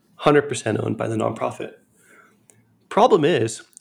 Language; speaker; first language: English; native; English